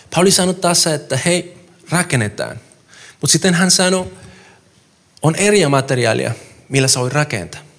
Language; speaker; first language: Finnish; non-native, fluent; Spanish